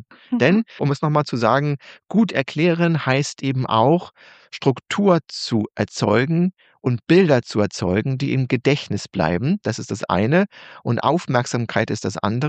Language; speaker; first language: German; native; German